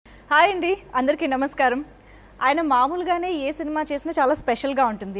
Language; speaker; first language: Telugu; native; Telugu